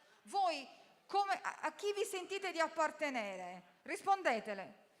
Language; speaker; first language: Italian; native; Italian